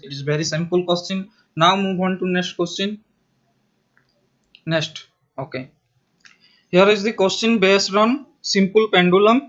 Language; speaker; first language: English; non-native, local second language; Hindi